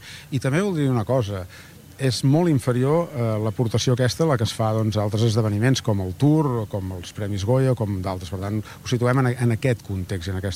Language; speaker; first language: Catalan; native; Catalan